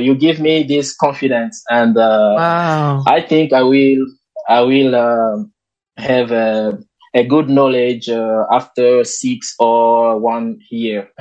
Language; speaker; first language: English; non-native, learner; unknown